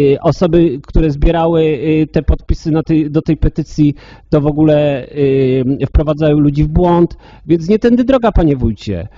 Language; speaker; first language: Polish; native; Polish